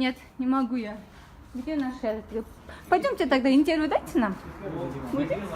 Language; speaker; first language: Russian; non-native, local second language; Kyrgyz